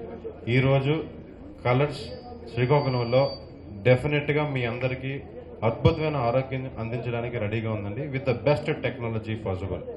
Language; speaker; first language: Telugu; native; Telugu